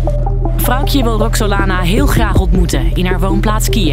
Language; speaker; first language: Dutch; native; Dutch